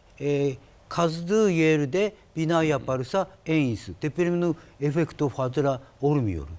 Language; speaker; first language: Turkish; non-native, learner; Japanese